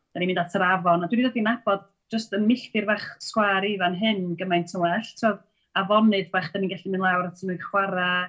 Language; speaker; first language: Welsh; native; Welsh